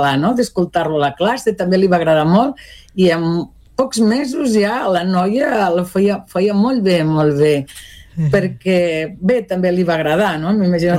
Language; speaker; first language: Catalan; non-native, local second language; Spanish